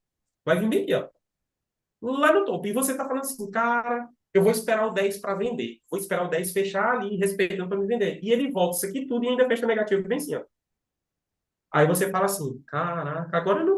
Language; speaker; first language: Portuguese; native; Portuguese